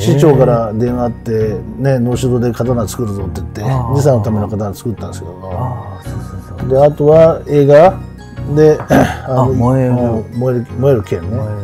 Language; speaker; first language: Japanese; native; Japanese